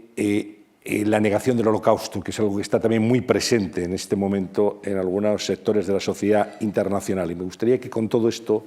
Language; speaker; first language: Spanish; native; Spanish